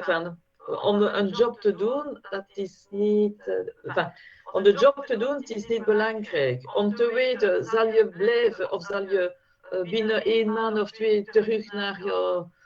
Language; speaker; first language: Dutch; non-native, fluent; French